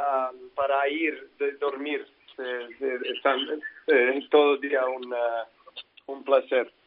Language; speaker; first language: Spanish; non-native, learner; Serbian